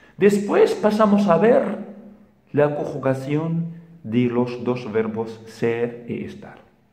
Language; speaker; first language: Spanish; non-native, fluent; Arabic